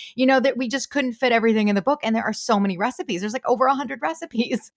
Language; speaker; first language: English; native; English